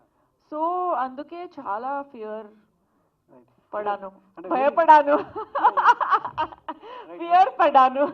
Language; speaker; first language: Telugu; non-native, learner; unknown